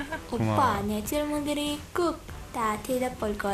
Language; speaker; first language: Korean; non-native, learner; Arabic